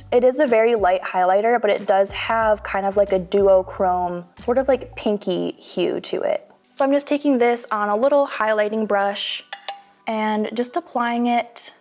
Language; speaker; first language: English; native; English